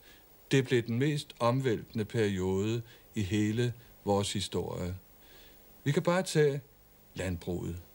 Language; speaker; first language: Danish; native; Danish